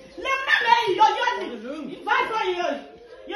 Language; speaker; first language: Swedish; non-native, learner; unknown